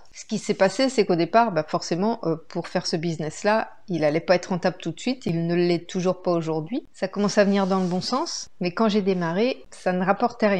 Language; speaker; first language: French; native; French